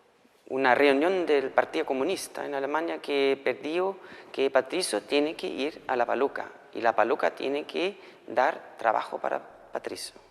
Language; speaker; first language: Spanish; non-native, fluent; German